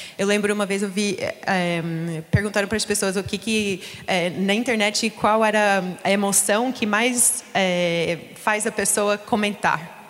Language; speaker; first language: Portuguese; non-native, fluent; English